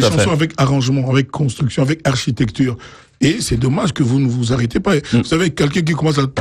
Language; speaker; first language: French; non-native, local second language; Lingala